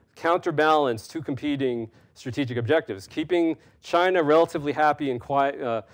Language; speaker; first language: English; native; English